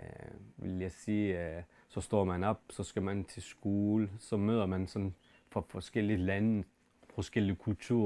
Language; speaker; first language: Danish; non-native, fluent; Turkish